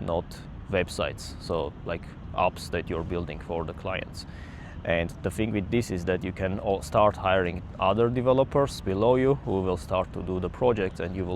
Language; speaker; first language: English; non-native, fluent; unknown